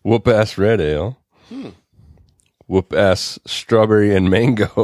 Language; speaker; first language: English; native; English